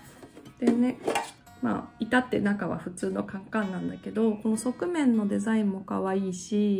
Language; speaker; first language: Japanese; native; Japanese